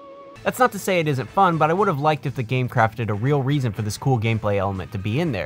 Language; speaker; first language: English; native; English